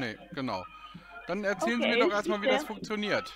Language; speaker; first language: German; native; German